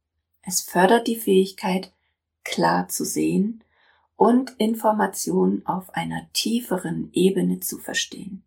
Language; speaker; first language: German; native; German